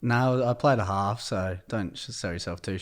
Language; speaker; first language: English; native; English